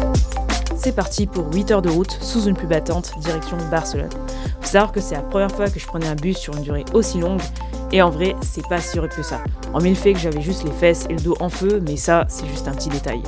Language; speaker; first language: French; native; French